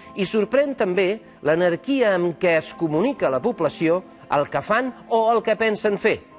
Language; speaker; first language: Catalan; native; Catalan